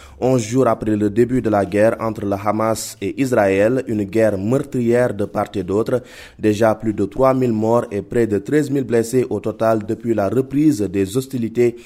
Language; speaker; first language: French; non-native, local second language; Wolof